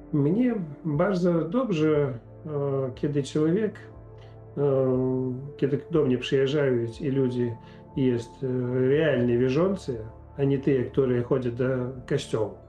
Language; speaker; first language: Polish; non-native, fluent; Ukrainian